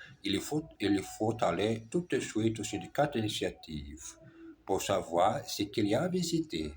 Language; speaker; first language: French; non-native, learner; German